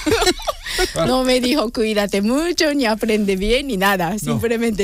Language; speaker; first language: Spanish; non-native, fluent; Japanese